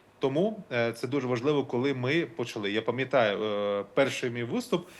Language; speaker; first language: Ukrainian; non-native, local second language; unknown